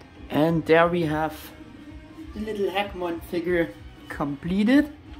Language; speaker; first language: English; non-native, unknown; German